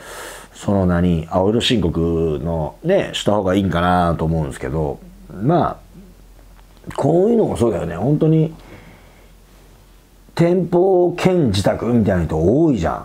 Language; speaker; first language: Japanese; native; Japanese